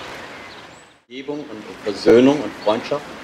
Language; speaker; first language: German; native; German